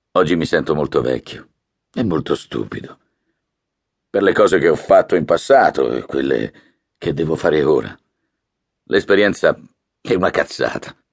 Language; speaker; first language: Italian; native; Italian